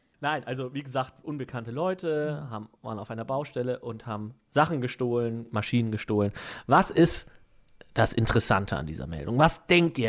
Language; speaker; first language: German; native; German